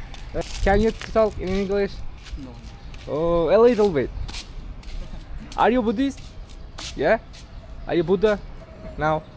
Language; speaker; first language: English; non-native, learner; Turkmen